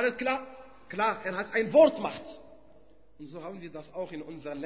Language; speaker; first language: German; non-native, fluent; Arabic